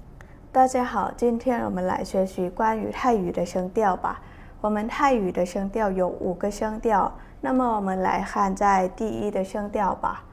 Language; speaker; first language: Chinese; non-native, fluent; Thai